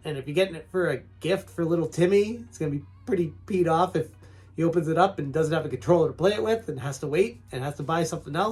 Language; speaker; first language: English; native; English